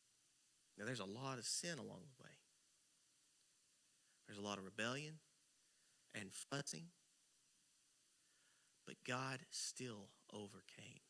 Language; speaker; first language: English; native; English